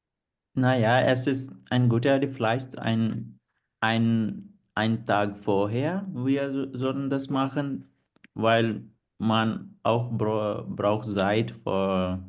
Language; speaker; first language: German; non-native, learner; Punjabi